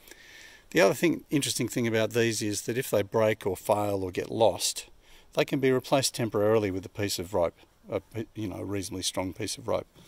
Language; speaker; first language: English; native; English